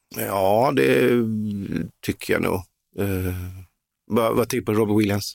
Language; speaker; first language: Swedish; native; Swedish